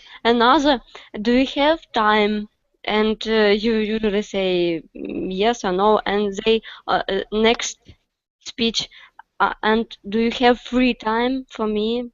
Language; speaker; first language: English; non-native, learner; Russian